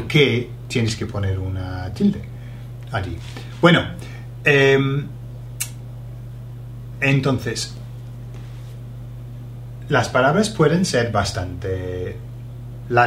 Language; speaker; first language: Spanish; non-native, fluent; English